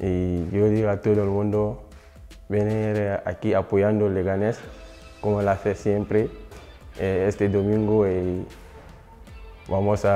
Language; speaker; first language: Spanish; non-native, learner; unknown